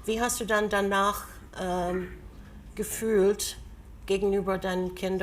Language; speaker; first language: German; non-native, fluent; English